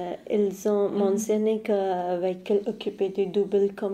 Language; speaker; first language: French; non-native, learner; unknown